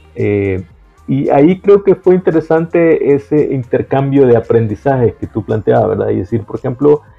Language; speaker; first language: Spanish; native; Spanish